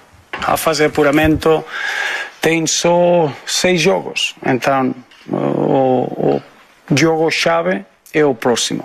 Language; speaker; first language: Portuguese; non-native, fluent; Spanish